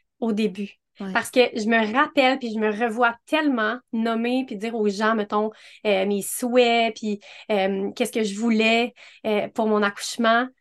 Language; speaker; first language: French; native; French